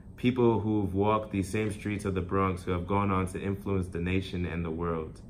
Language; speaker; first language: English; native; English